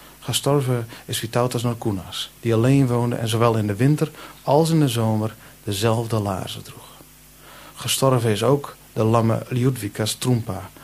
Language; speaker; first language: Dutch; non-native, local second language; Western Frisian